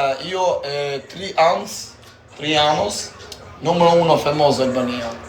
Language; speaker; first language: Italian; non-native, learner; Albanian